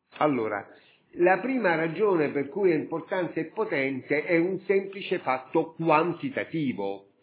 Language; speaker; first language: Italian; native; Italian